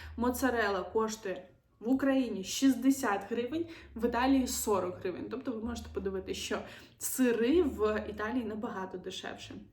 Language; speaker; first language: Ukrainian; native; Ukrainian